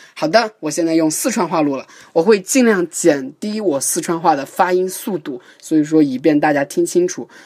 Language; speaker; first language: Chinese; native; Chinese